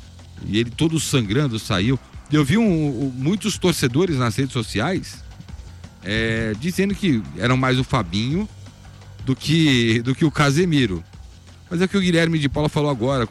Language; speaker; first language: Portuguese; native; Portuguese